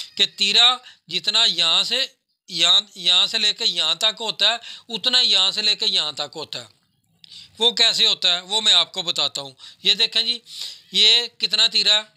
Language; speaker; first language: Urdu; non-native, local second language; Punjabi